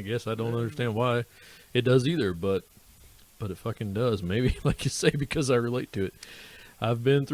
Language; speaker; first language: English; native; English